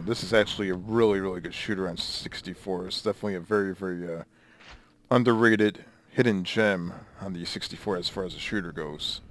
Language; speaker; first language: English; native; English